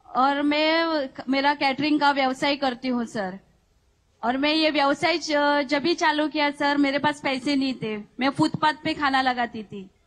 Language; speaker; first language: Hindi; non-native, local second language; Marathi